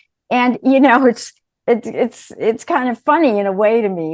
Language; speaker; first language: English; native; English